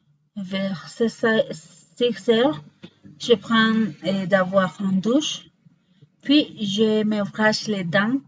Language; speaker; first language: French; non-native, learner; Spanish